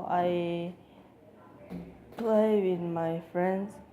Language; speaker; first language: English; non-native, learner; Korean